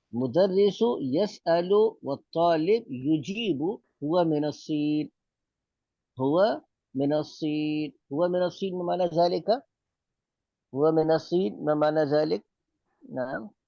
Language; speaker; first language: Arabic; non-native, fluent; Urdu